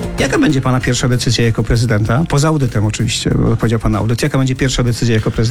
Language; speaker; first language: Polish; native; Polish